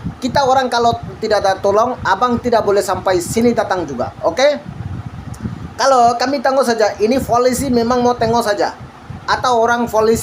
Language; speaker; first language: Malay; non-native, learner; Bangla